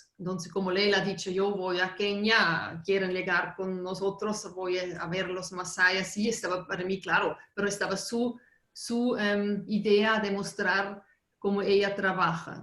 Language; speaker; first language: Spanish; non-native, fluent; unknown